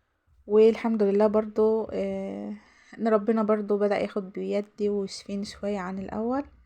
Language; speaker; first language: Arabic; native; Arabic